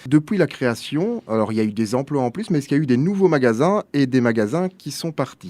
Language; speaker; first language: French; native; French